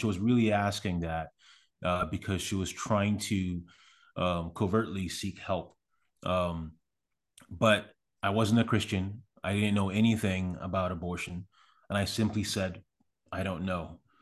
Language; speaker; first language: English; early bilingual, other home language; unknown